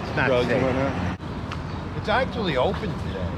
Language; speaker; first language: English; native; English